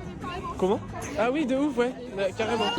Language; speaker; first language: French; native; French